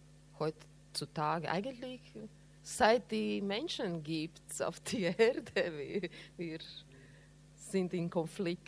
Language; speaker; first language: German; non-native, learner; Latvian